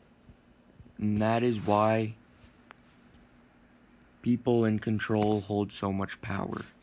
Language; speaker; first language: English; native; English